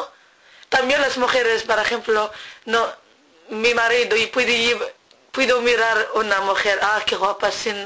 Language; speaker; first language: Spanish; non-native, learner; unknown